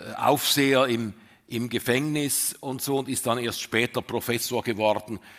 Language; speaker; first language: German; native; German